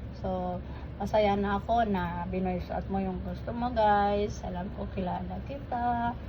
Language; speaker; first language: Filipino; non-native, local second language; Iloko